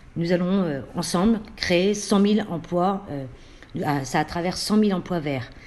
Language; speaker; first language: French; native; French